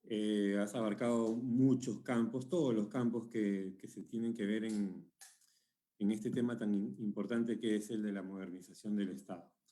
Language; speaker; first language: Spanish; native; Spanish